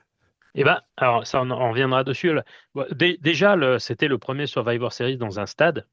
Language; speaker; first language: French; native; French